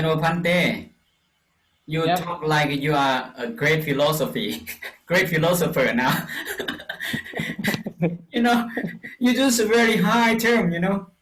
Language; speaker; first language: English; non-native, fluent; Lao